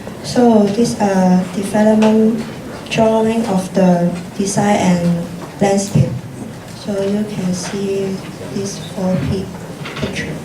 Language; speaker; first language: English; non-native, learner; Cantonese